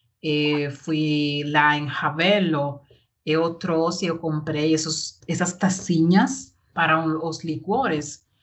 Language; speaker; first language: Portuguese; non-native, learner; Spanish